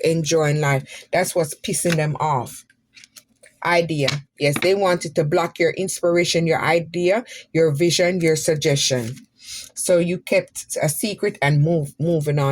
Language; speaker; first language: English; native; English